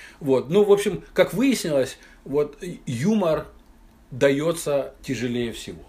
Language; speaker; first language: Russian; native; Russian